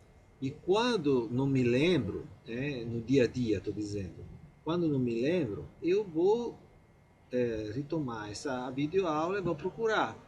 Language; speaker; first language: Portuguese; non-native, fluent; Italian